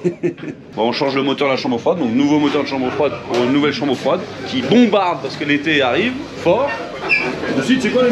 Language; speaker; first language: French; native; French